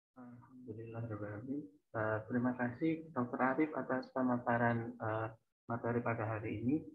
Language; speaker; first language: Indonesian; native; Indonesian